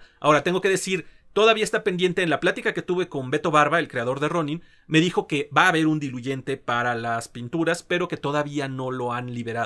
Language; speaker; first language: Spanish; native; Spanish